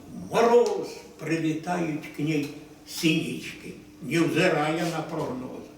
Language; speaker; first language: Russian; non-native, local second language; Ukrainian